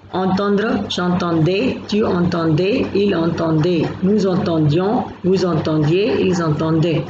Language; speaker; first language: French; non-native, fluent; Gujarati